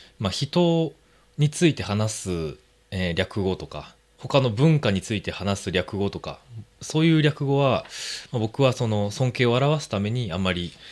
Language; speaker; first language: Japanese; native; Japanese